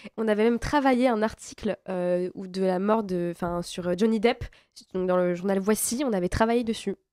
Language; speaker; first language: French; native; French